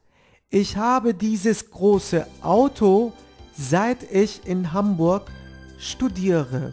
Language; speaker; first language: German; non-native, fluent; Turkish